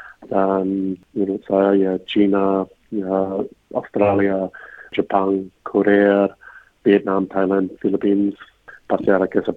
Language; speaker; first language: Indonesian; non-native, fluent; English